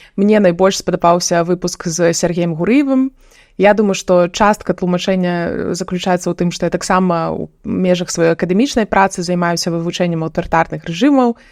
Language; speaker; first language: Belarusian; non-native, local second language; Russian